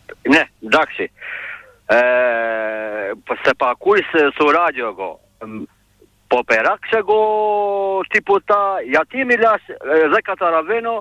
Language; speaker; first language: Greek; non-native, learner; Albanian